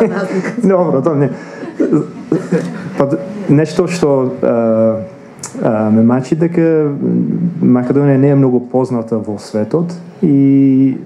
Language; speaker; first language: Macedonian; non-native, fluent; English